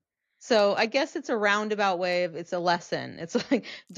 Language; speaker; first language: English; native; English